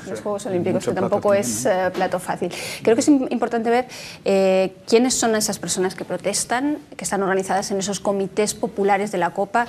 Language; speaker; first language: Spanish; native; Spanish